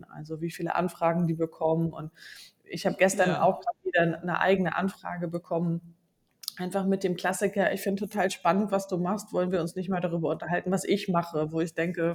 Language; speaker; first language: German; native; German